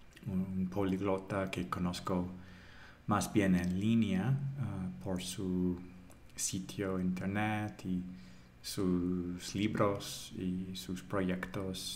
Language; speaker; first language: Spanish; non-native, fluent; English